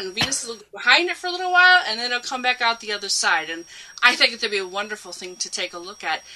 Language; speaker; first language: English; native; English